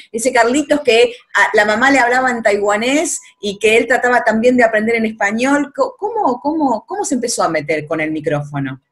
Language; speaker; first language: Spanish; native; Spanish